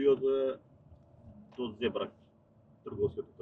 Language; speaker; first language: Macedonian; native; Macedonian